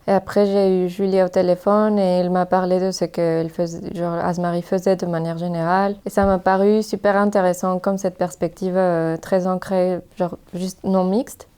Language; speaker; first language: French; non-native, fluent; Spanish